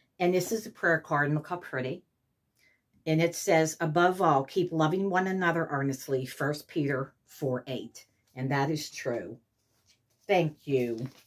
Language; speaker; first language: English; native; English